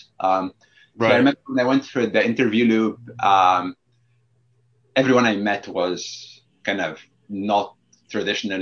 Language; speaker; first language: English; non-native, fluent; Arabic